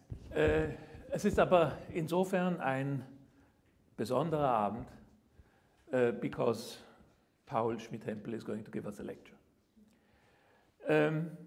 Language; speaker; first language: German; native; German